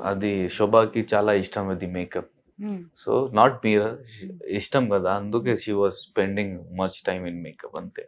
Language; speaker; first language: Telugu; non-native, local second language; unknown